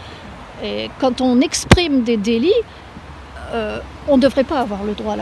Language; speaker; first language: French; native; French